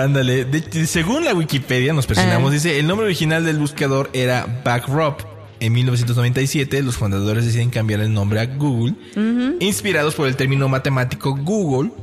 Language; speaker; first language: Spanish; native; Spanish